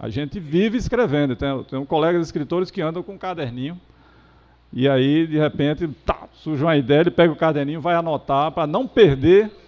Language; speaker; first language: Portuguese; native; Portuguese